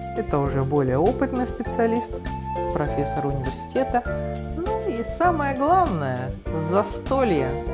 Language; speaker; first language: Russian; native; Russian